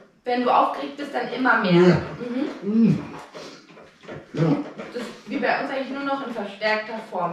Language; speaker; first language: German; native; German